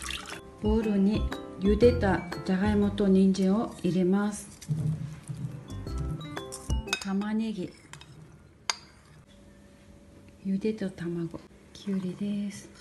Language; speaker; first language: Japanese; non-native, fluent; Mongolian